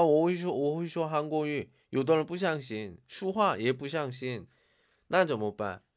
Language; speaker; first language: Chinese; non-native, learner; Korean